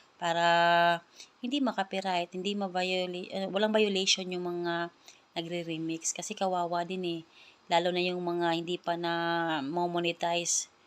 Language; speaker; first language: Filipino; non-native, local second language; Cebuano